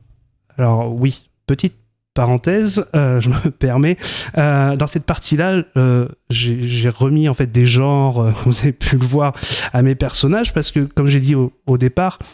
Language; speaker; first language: French; native; French